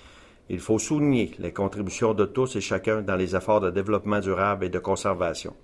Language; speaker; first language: French; native; French